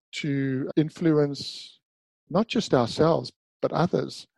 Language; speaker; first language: English; native; English